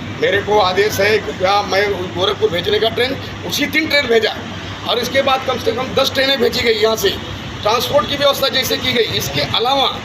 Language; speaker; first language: Hindi; native; Hindi